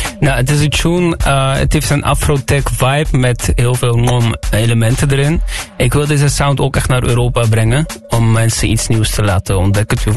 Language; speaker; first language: Dutch; native; Dutch